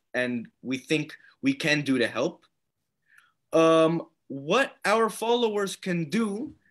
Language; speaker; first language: English; native; English